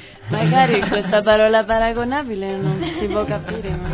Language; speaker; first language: Italian; non-native, learner; Spanish